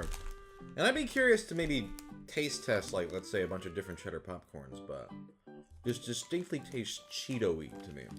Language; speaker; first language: English; native; English